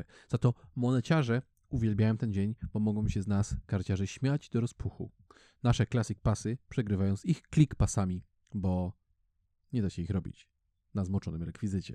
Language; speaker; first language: Polish; native; Polish